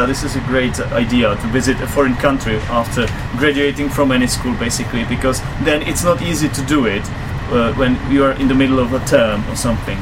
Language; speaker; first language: English; non-native, fluent; Czech